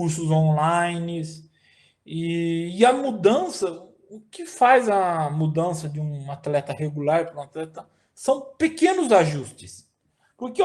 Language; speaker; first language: Portuguese; native; Portuguese